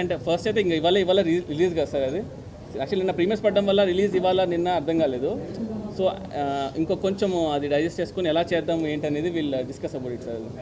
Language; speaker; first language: Telugu; native; Telugu